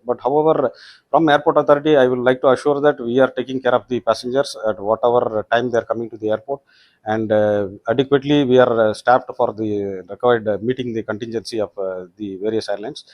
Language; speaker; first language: English; non-native, local second language; Tamil